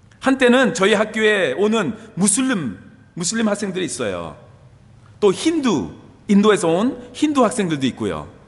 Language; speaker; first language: Korean; native; Korean